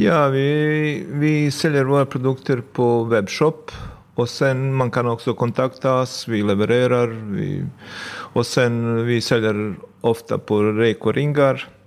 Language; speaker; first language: Swedish; non-native, fluent; Bosnian